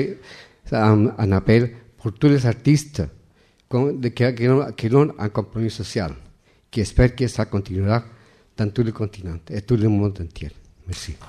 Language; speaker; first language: French; non-native, fluent; Spanish